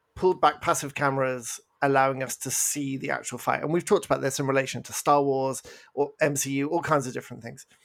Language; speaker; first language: English; native; English